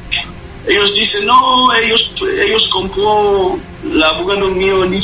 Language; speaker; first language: Spanish; non-native, learner; Hebrew